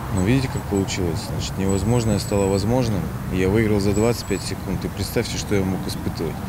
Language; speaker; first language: Russian; native; Russian